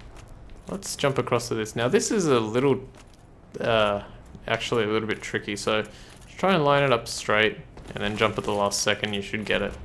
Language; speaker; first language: English; native; English